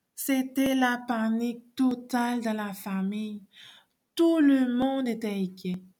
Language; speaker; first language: French; non-native, local second language; Haitian Creole